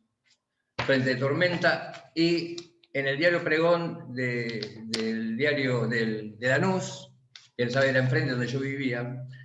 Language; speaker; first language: Spanish; native; Spanish